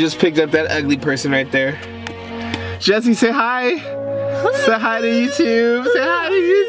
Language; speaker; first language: English; native; English